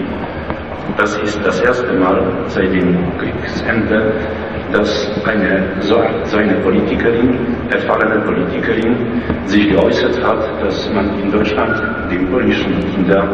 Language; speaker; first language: German; non-native, fluent; Polish